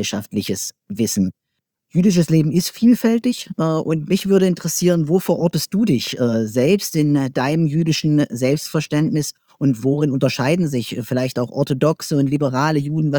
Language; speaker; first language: German; native; German